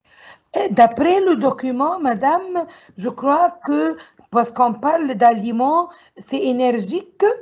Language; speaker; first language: French; non-native, learner; Arabic